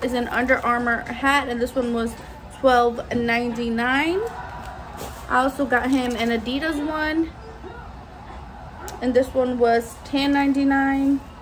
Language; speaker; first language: English; early bilingual, other home language; Spanish